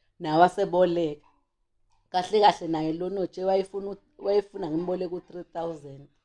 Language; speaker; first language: Zulu; native; Zulu